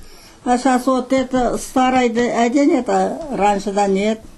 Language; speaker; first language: Russian; non-native, local second language; Kazakh